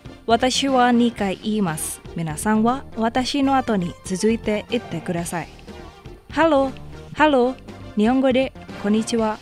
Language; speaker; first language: Japanese; non-native, fluent; Indonesian